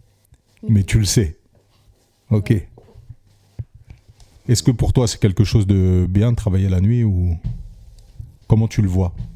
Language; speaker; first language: French; native; French